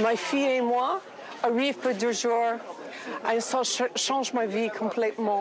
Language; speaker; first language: French; non-native, learner; English